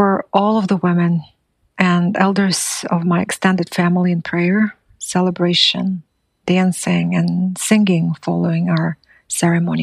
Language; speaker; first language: English; non-native, fluent; Buriat